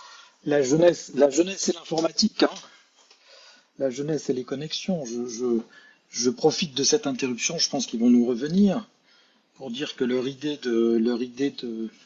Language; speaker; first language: French; native; French